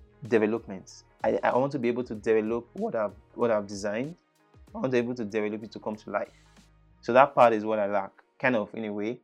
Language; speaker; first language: English; native; English